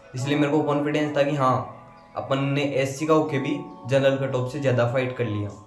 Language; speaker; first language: Hindi; native; Hindi